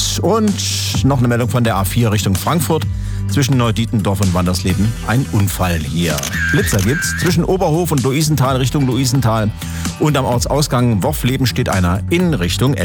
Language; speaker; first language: German; native; German